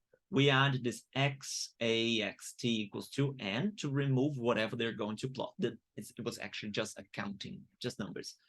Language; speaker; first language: English; non-native, fluent; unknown